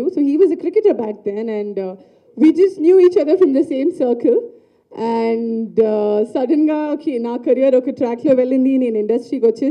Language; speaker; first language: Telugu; non-native, learner; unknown